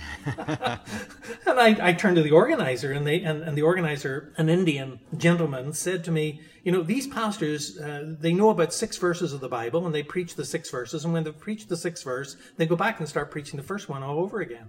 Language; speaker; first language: English; native; English